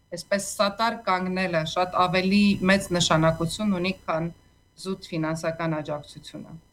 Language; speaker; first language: Armenian; native; Armenian